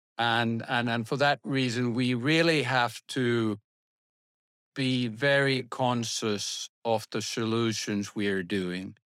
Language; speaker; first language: English; non-native, fluent; Finnish